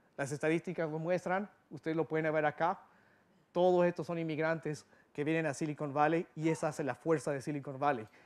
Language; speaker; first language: Spanish; early bilingual, other home language; English